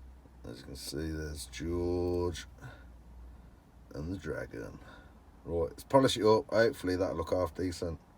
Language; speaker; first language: English; native; English